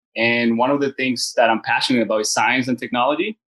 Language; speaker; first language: English; early bilingual, other home language; Spanish